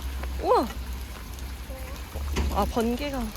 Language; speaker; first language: Korean; native; Korean